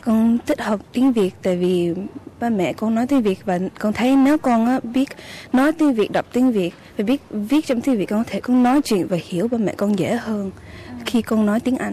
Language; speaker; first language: Vietnamese; early bilingual, heritage; English